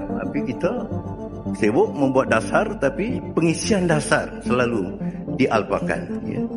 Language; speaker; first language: Malay; native; Malay